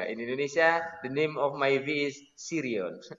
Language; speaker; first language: English; non-native, learner; Indonesian